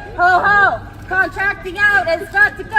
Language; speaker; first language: English; native; English